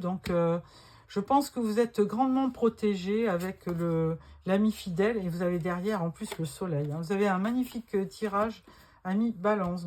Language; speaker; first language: French; native; French